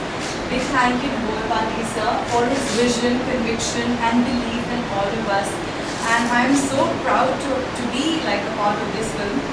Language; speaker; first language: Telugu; non-native, local second language; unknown